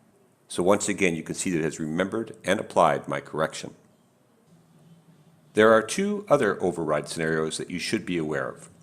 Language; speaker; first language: English; native; English